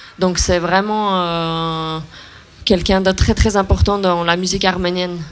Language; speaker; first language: French; non-native, fluent; Armenian